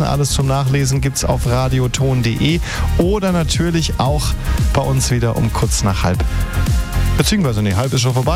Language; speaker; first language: German; native; German